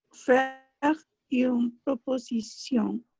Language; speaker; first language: French; non-native, learner; Spanish